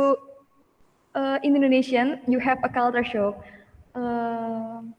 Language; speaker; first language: English; non-native, learner; Indonesian